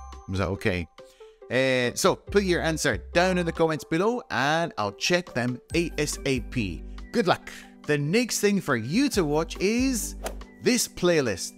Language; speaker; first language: English; native; English